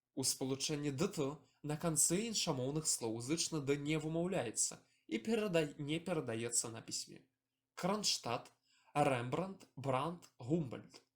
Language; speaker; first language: Belarusian; native; Belarusian